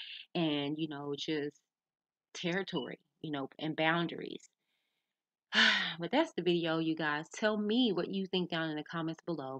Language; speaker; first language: English; native; English